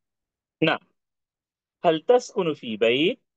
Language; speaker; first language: Arabic; non-native, fluent; Urdu